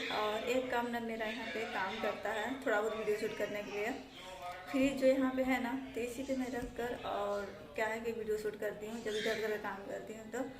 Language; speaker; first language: Hindi; native; Hindi